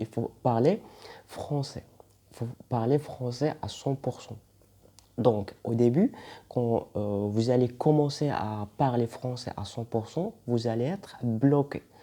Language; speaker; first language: French; non-native, local second language; Arabic